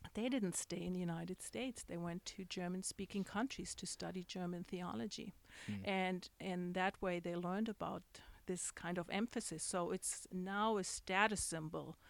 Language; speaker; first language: English; non-native, fluent; German